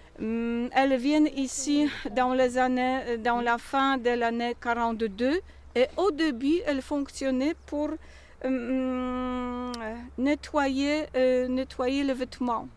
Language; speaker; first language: French; non-native, learner; Polish